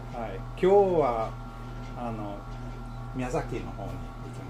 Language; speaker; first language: Japanese; non-native, fluent; Swedish